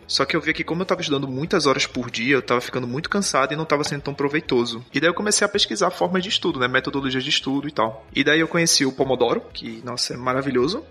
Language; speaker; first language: Portuguese; native; Portuguese